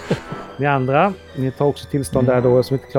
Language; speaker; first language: Swedish; native; Swedish